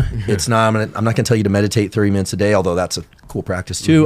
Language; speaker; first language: English; native; English